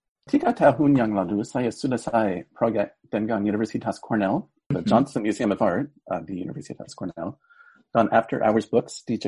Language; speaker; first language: Indonesian; non-native, fluent; English